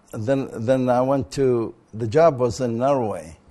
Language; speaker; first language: English; non-native, fluent; Arabic